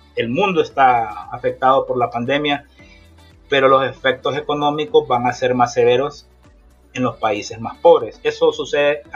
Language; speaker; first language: Spanish; native; Spanish